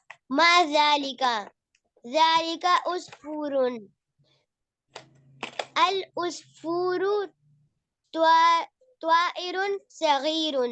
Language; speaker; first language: Arabic; non-native, learner; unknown